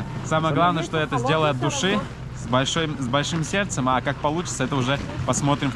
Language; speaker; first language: Russian; native; Russian